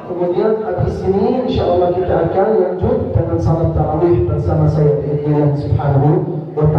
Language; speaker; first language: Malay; non-native, fluent; Arabic